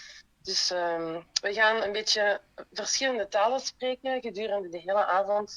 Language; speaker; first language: Dutch; non-native, local second language; French